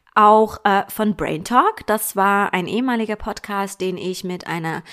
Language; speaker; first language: German; native; German